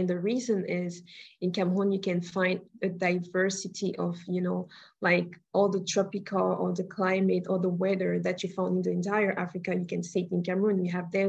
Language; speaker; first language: English; non-native, local second language; French